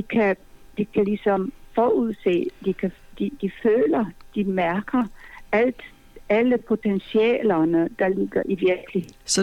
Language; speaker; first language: Danish; non-native, fluent; Polish